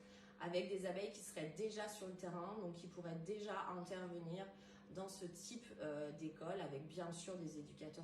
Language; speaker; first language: French; native; French